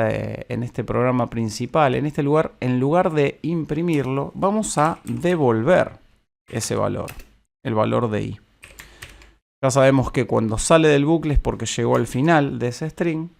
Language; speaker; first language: Spanish; native; Spanish